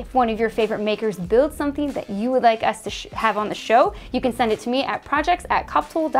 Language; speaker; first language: English; native; English